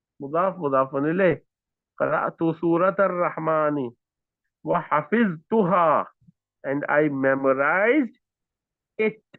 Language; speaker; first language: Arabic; non-native, fluent; Hindi